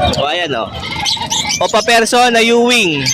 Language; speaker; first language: Filipino; native; Filipino